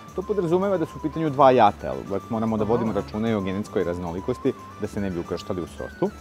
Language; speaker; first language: Serbian; native; Serbian